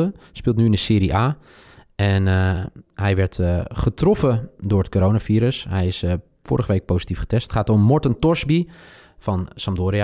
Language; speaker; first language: Dutch; native; Dutch